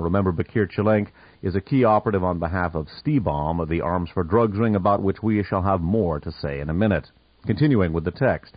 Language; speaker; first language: English; native; English